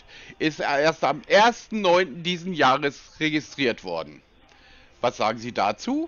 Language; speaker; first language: German; native; German